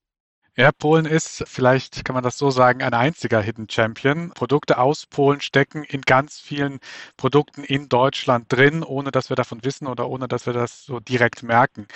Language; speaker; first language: German; native; German